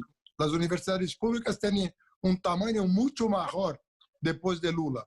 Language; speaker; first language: Spanish; non-native, local second language; Portuguese